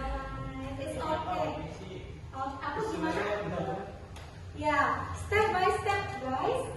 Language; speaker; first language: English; non-native, fluent; Indonesian